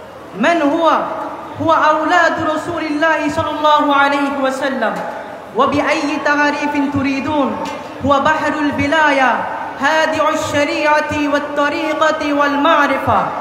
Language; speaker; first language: Arabic; non-native, learner; Bangla